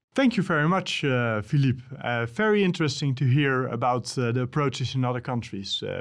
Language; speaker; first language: English; non-native, fluent; Dutch